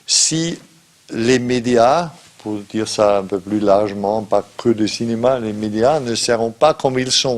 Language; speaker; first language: French; non-native, fluent; German